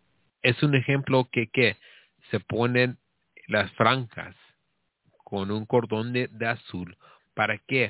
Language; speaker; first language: Spanish; early bilingual, heritage; Spanish